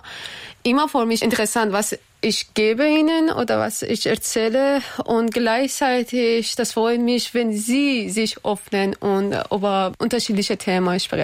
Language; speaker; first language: German; non-native, learner; Persian